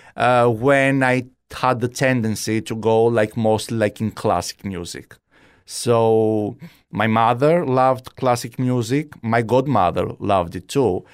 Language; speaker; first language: English; non-native, fluent; Greek